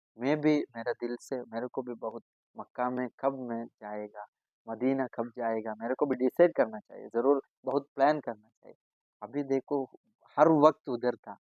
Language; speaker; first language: Hindi; non-native, local second language; Malayalam